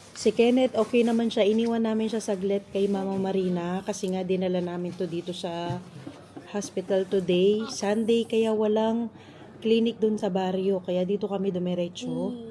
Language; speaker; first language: Filipino; non-native, local second language; Pampanga